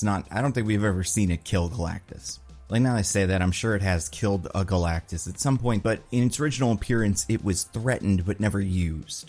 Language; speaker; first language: English; native; English